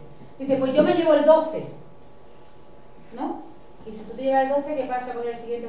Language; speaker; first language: Spanish; native; Spanish